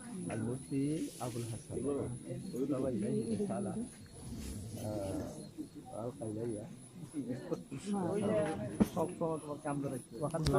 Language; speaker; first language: Arabic; non-native, fluent; Rohingya